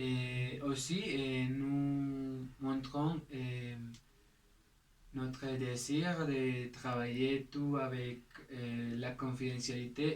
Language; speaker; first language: French; non-native, learner; Spanish